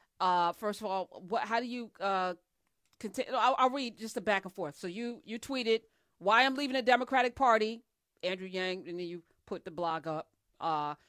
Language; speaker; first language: English; native; English